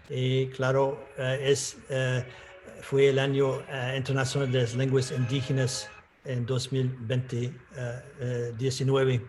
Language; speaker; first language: Spanish; non-native, fluent; English